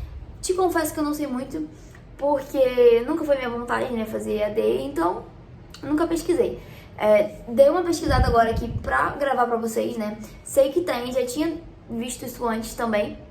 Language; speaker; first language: Portuguese; native; Portuguese